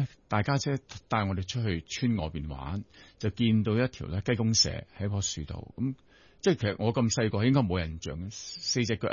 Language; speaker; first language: Cantonese; non-native, local second language; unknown